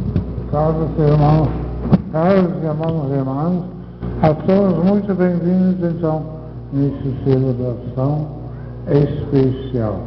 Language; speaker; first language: Portuguese; non-native, fluent; Dutch